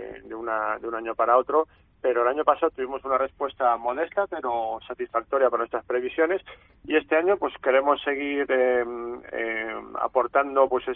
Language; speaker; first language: Spanish; native; Spanish